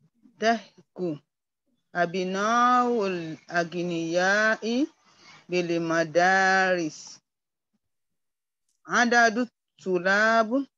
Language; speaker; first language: Arabic; non-native, learner; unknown